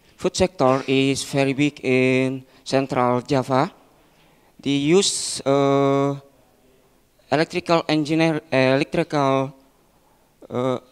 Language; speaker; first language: English; non-native, learner; Indonesian